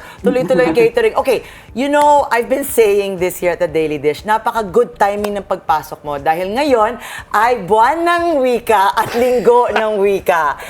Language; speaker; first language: Filipino; native; Filipino